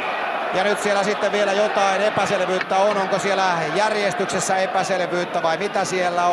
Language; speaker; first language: Finnish; native; Finnish